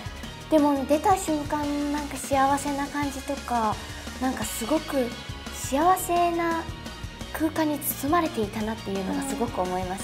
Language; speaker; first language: Japanese; native; Japanese